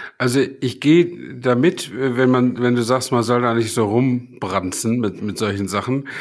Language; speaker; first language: German; native; German